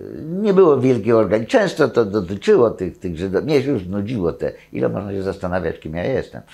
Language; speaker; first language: Polish; native; Polish